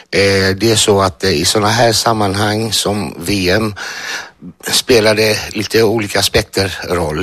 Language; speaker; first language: Swedish; early bilingual, other home language; Greek